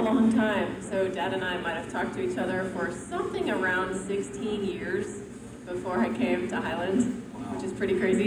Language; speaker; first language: English; native; English